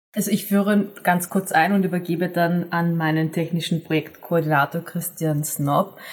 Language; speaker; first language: German; native; German